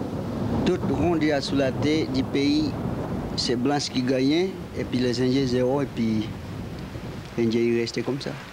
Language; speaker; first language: French; non-native, local second language; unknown